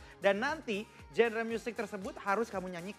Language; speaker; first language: Indonesian; native; Indonesian